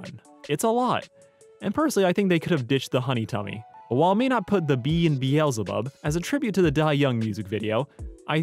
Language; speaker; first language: English; native; English